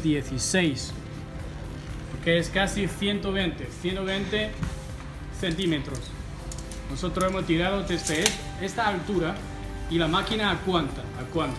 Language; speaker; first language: Spanish; non-native, fluent; Chinese